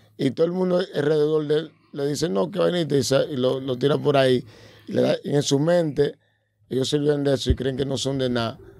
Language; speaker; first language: Spanish; early bilingual, heritage; Spanish